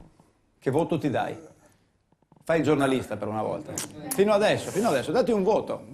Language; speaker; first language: Italian; native; Italian